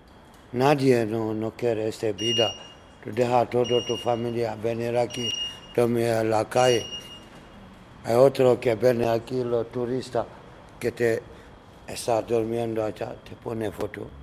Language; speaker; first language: Spanish; non-native, learner; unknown